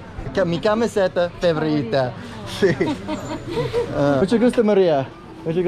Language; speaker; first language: Spanish; non-native, learner; English